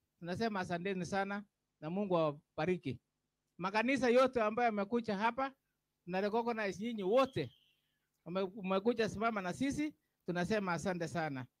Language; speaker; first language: Swahili; non-native, local second language; Kalenjin